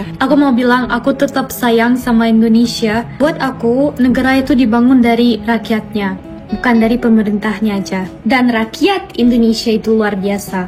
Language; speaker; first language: Indonesian; non-native, fluent; German